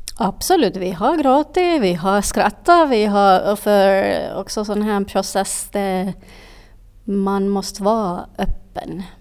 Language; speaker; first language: Swedish; non-native, fluent; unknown